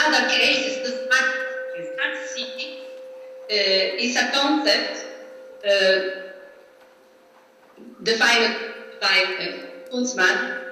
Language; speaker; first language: English; non-native, learner; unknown